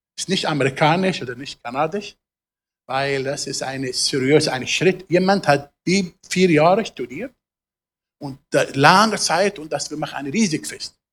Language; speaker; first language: German; non-native, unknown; Arabic